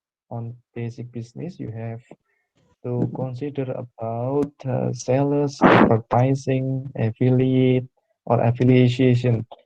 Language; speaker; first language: English; non-native, fluent; Indonesian